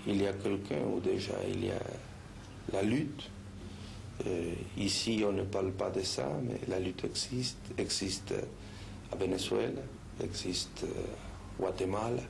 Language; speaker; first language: French; non-native, fluent; Spanish